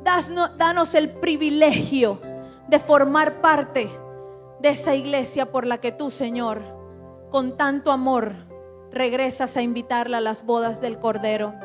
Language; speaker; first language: Spanish; native; Spanish